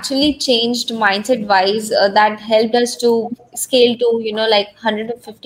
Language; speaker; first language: English; non-native, local second language; Hindi